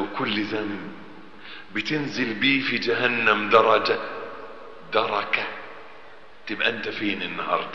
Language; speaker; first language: Arabic; native; Arabic